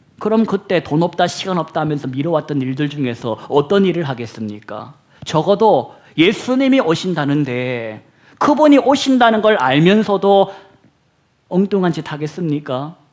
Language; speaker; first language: Korean; native; Korean